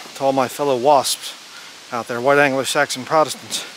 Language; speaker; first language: English; native; English